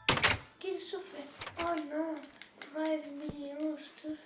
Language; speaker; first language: Welsh; native; Welsh